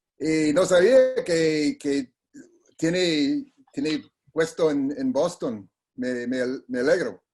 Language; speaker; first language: Spanish; non-native, learner; English